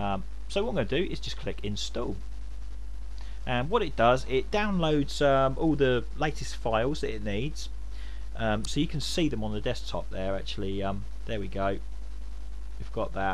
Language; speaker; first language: English; native; English